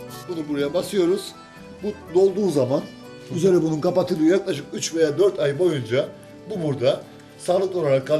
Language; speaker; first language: Turkish; native; Turkish